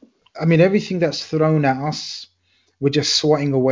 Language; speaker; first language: English; native; English